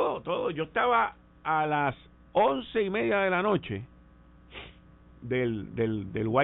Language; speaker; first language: Spanish; native; Spanish